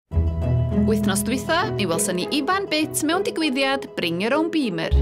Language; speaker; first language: Welsh; native; Welsh